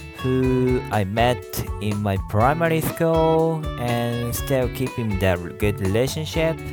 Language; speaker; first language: English; non-native, learner; Japanese